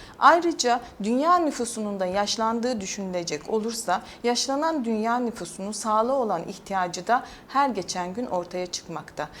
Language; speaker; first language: Turkish; native; Turkish